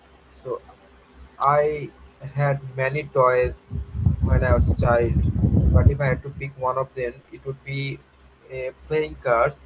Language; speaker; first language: English; non-native, learner; Bangla